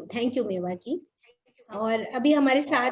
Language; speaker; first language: Hindi; native; Hindi